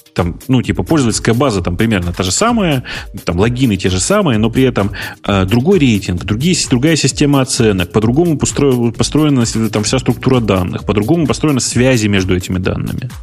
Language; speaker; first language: Russian; native; Russian